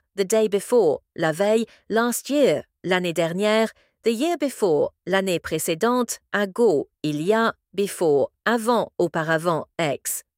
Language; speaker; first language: French; native; French